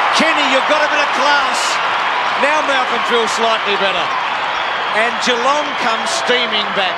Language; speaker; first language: English; native; English